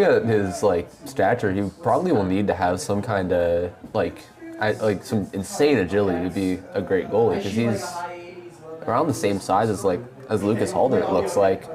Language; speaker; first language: English; native; English